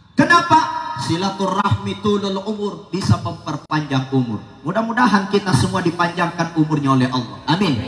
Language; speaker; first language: Indonesian; non-native, local second language; Buginese